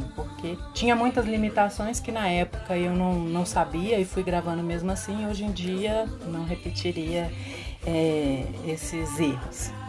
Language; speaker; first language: Portuguese; native; Portuguese